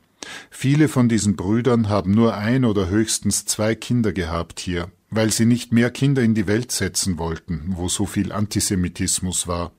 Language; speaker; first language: German; native; German